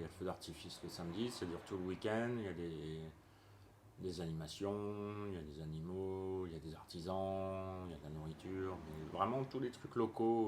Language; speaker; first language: French; native; French